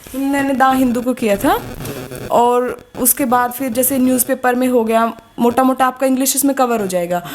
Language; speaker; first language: Hindi; native; Hindi